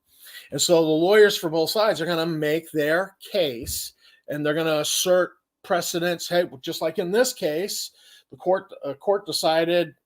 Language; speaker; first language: English; native; English